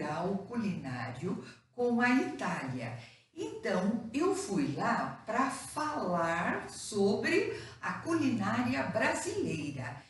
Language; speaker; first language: Portuguese; native; Portuguese